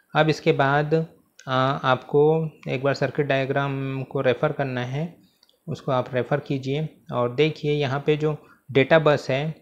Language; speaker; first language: Hindi; native; Hindi